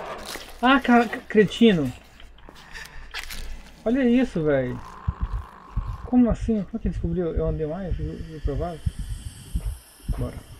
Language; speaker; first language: Portuguese; native; Portuguese